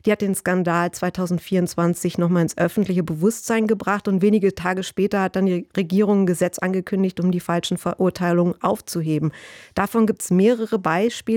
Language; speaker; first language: German; native; German